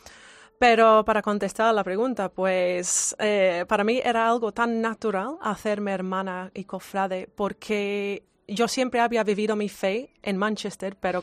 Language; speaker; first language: Spanish; non-native, fluent; English